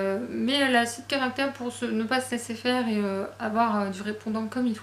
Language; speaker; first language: French; native; French